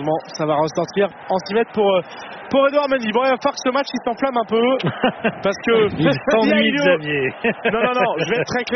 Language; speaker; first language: French; native; French